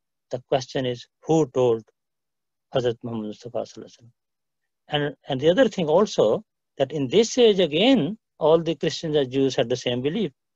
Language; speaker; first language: English; non-native, local second language; Urdu